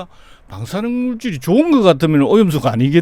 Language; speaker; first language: Korean; native; Korean